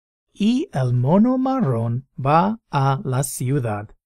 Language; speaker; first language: Spanish; non-native, fluent; English